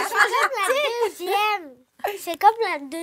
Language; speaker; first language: French; early bilingual, other home language; Ukrainian